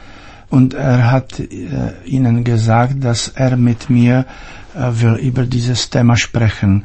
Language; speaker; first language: German; non-native, fluent; Czech